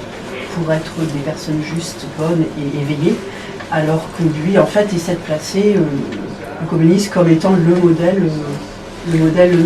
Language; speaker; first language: French; native; French